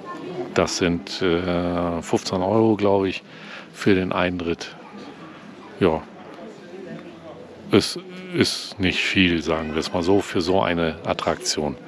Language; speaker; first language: German; native; German